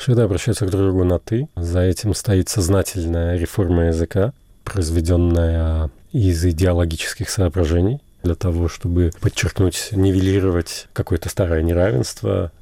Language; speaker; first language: Russian; native; Russian